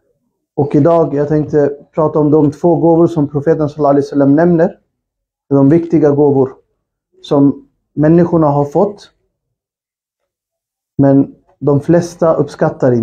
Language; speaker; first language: Swedish; non-native, fluent; Urdu